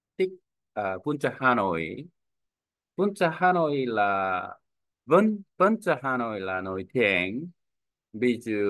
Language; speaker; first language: Vietnamese; non-native, learner; Korean